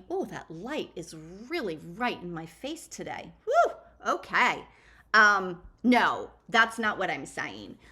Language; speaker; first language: English; native; English